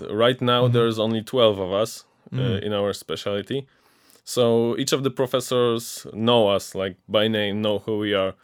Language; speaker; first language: English; non-native, fluent; Polish